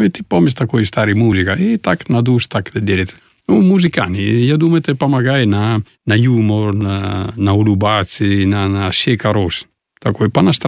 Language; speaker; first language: Russian; non-native, learner; Italian